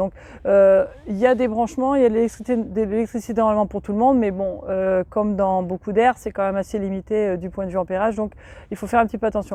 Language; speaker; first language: French; native; French